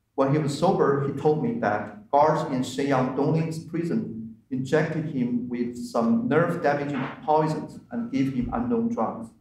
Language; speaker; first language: English; non-native, fluent; Chinese